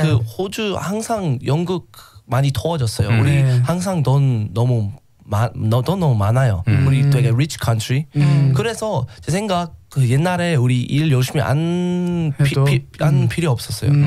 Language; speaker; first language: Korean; non-native, learner; English